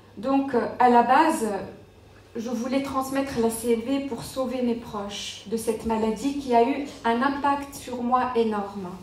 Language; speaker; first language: French; non-native, local second language; Arabic